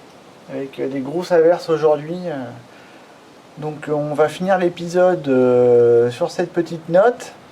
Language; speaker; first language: French; native; French